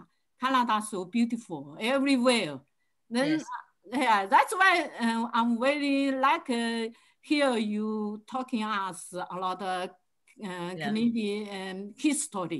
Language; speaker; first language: English; non-native, learner; Chinese